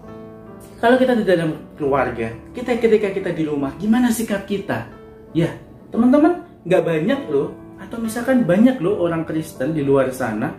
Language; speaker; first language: Indonesian; native; Indonesian